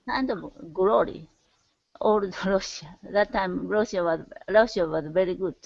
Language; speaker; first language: English; non-native, learner; Japanese